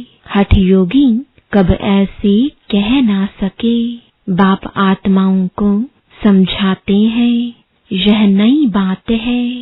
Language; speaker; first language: Hindi; native; Hindi